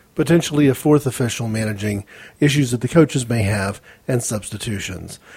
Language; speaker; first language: English; native; English